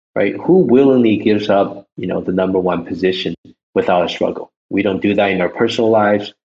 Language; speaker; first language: English; early bilingual, other home language; Chinese